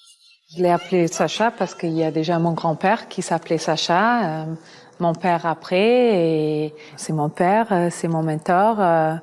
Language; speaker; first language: French; non-native, fluent; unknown